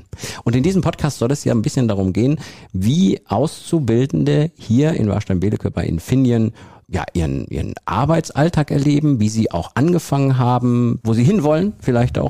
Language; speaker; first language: German; native; German